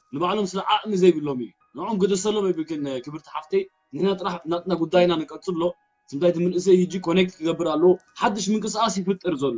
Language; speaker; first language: Tigrinya; early bilingual, heritage; Tigrinya